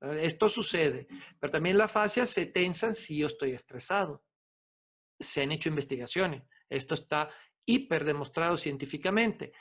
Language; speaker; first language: Spanish; non-native, fluent; Italian